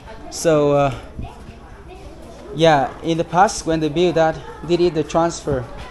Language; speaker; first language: English; non-native, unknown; Vietnamese